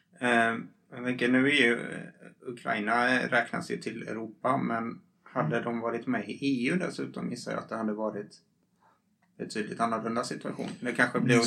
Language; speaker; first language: Swedish; native; Swedish